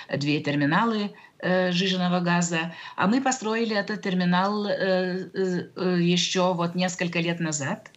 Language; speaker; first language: Russian; non-native, local second language; Lithuanian